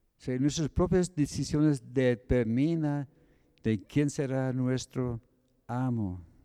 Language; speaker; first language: Spanish; non-native, fluent; English